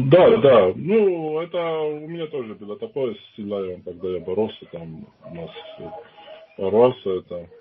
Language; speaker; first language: Russian; non-native, fluent; Georgian